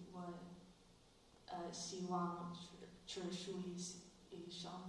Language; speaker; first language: Chinese; non-native, fluent; English